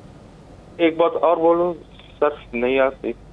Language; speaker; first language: Hindi; non-native, learner; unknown